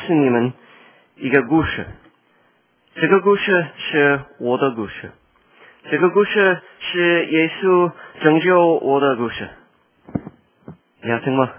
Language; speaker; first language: Chinese; non-native, learner; English